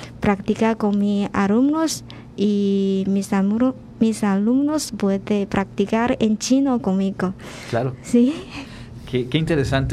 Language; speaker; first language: Spanish; non-native, learner; Chinese